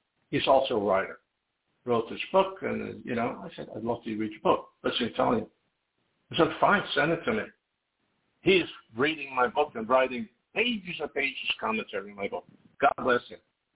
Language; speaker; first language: English; non-native, fluent; Hungarian